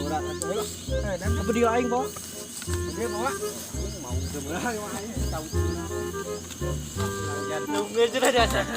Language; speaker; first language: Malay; non-native, local second language; Sundanese